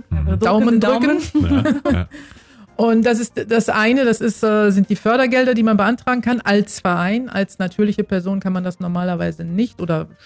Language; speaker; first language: German; native; German